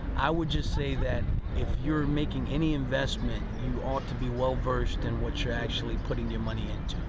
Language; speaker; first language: English; native; English